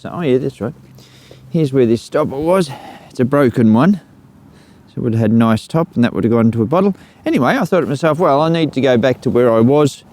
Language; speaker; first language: English; native; English